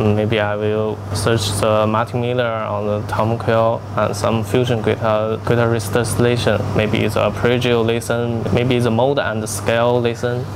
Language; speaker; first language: English; non-native, learner; Chinese